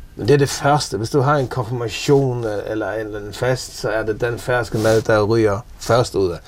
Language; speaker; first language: Danish; non-native, local second language; Faroese